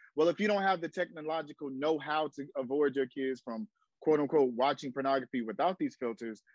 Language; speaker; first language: English; native; English